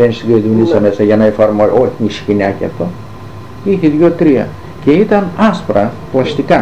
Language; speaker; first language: Greek; native; Greek